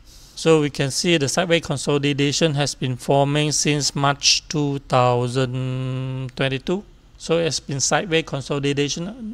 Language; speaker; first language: English; non-native, local second language; Chinese